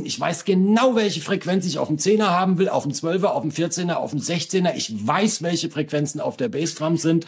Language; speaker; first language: German; native; German